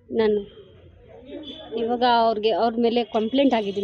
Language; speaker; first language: Kannada; non-native, local second language; Urdu